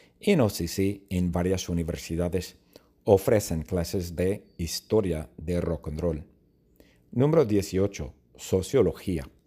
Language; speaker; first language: Spanish; non-native, fluent; English